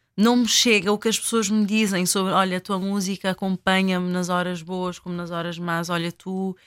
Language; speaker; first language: Portuguese; non-native, local second language; Kabuverdianu